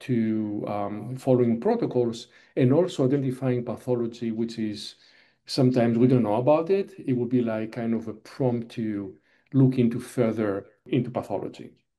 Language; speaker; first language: English; non-native, fluent; Greek